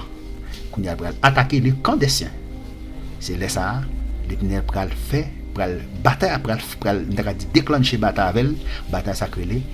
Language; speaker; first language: French; non-native, local second language; Haitian Creole